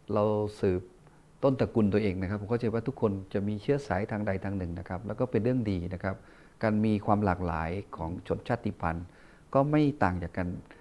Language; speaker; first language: Thai; non-native, local second language; Karen languages